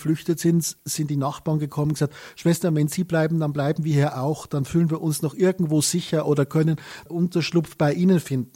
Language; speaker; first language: German; native; German